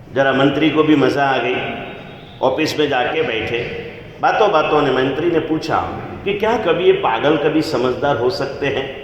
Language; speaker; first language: Hindi; non-native, local second language; Gujarati